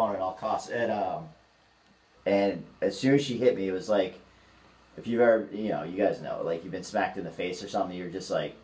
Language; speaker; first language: English; native; English